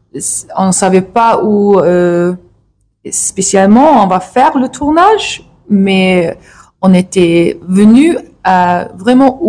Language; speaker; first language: French; non-native, learner; English